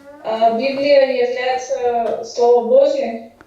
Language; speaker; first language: Russian; non-native, fluent; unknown